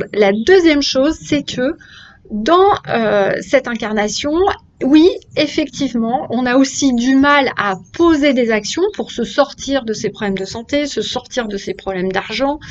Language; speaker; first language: French; native; French